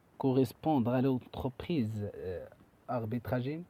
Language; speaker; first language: French; non-native, learner; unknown